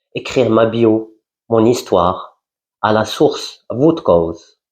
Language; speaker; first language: French; non-native, local second language; Arabic